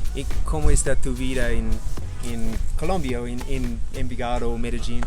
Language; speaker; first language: Spanish; non-native, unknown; English